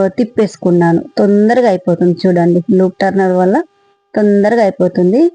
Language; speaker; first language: Telugu; non-native, local second language; Marathi